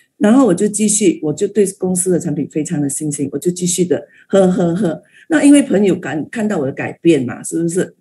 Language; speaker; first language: Chinese; native; Chinese